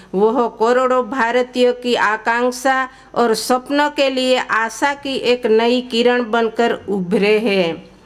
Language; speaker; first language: Hindi; non-native, local second language; Gujarati